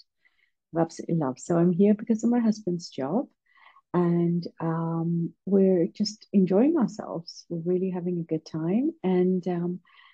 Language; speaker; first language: English; native; English